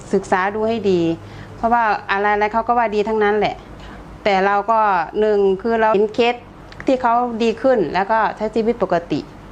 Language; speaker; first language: Thai; native; Thai